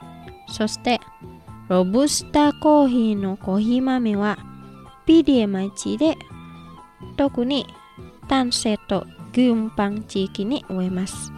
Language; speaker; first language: Japanese; non-native, fluent; Indonesian